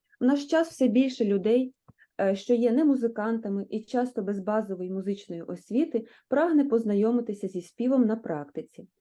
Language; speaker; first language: Ukrainian; native; Ukrainian